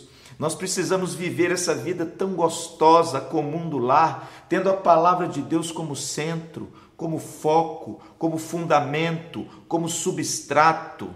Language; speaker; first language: Portuguese; native; Portuguese